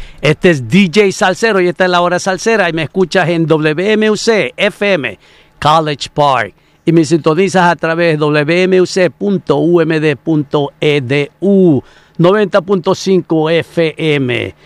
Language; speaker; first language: Spanish; native; Spanish